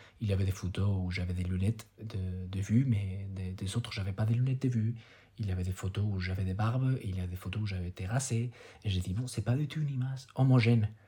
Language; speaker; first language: French; non-native, fluent; Spanish